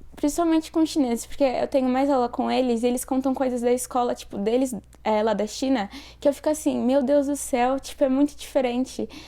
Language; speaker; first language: Portuguese; native; Portuguese